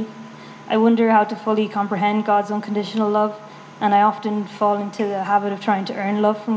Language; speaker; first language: English; native; English